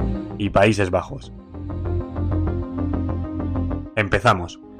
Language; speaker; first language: Spanish; native; Spanish